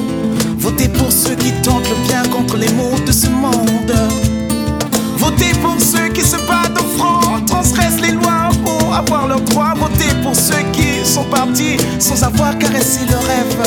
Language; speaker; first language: French; native; French